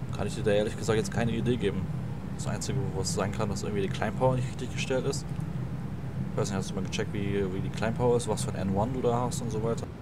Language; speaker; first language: German; native; German